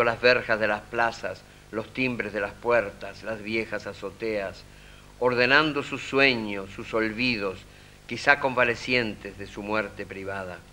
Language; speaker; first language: Spanish; native; Spanish